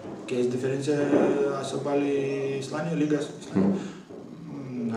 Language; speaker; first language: Spanish; non-native, learner; Lithuanian